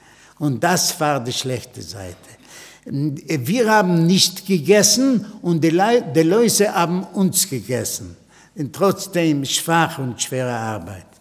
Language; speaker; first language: German; non-native, fluent; Yiddish